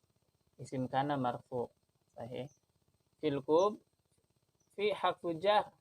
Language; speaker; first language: Arabic; non-native, fluent; Indonesian